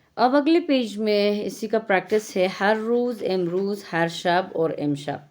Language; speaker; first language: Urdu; non-native, fluent; Persian